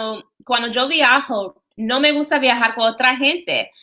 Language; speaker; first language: Spanish; non-native, fluent; English